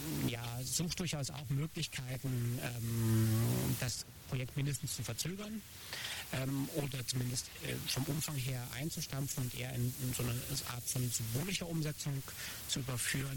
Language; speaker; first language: German; native; German